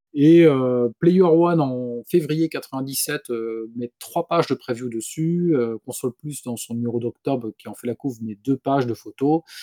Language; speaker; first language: French; native; French